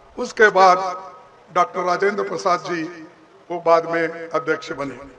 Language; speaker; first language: Hindi; non-native, local second language; Kannada